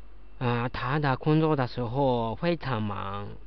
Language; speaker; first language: Chinese; non-native, learner; Japanese